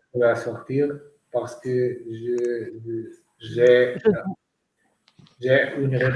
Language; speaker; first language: French; non-native, learner; Portuguese